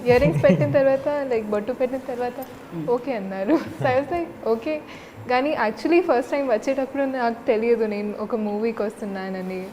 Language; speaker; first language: Telugu; non-native, learner; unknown